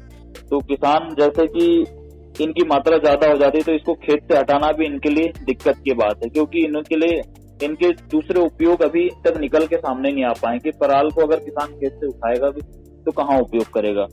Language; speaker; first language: Hindi; native; Hindi